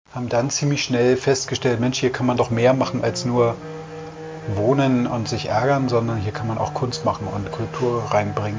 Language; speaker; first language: German; native; German